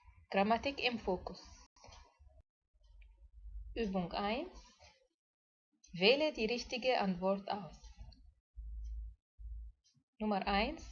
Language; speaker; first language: German; non-native, fluent; Arabic